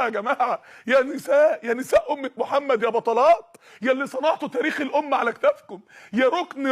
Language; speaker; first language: Arabic; native; Arabic